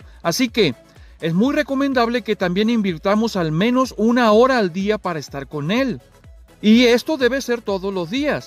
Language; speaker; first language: Spanish; native; Spanish